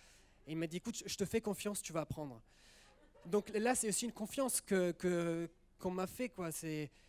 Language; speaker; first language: French; early bilingual, other home language; Italian